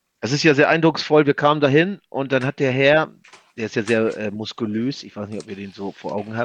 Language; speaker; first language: German; native; German